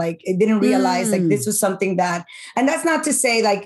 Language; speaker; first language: English; early bilingual, other home language; Spanish